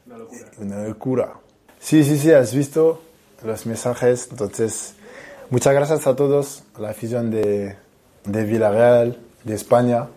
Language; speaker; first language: Spanish; non-native, fluent; French